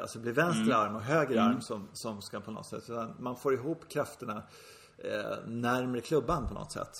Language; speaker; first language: Swedish; native; Swedish